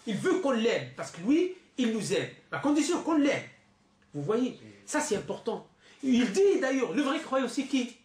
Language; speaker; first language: French; non-native, local second language; Arabic